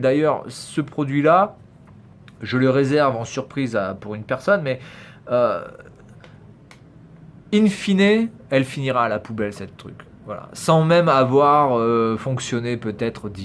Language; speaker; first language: French; native; French